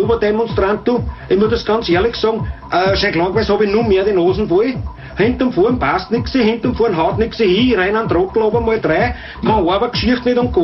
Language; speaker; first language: German; native; German